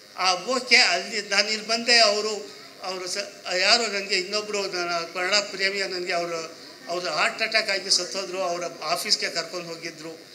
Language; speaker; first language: Kannada; non-native, local second language; Urdu